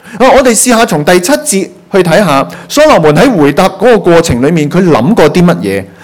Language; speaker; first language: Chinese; non-native, local second language; Cantonese